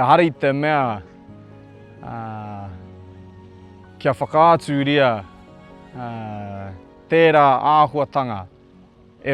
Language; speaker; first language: Māori; non-native, local second language; English